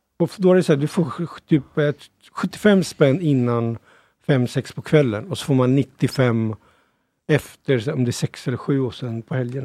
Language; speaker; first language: Swedish; early bilingual, other home language; Punjabi